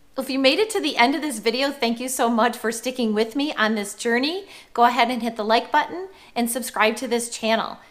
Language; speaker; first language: English; native; English